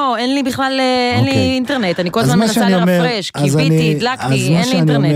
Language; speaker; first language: Hebrew; native; Hebrew